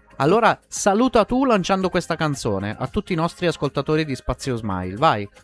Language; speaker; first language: Italian; native; Italian